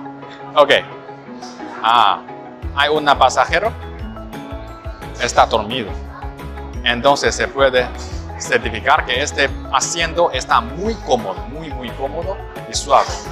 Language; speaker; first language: Spanish; non-native, learner; Chinese